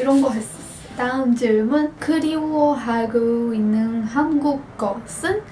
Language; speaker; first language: Korean; non-native, fluent; Portuguese